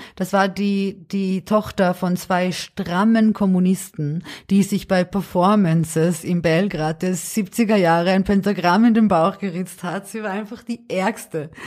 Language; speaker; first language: German; early bilingual, other home language; Serbian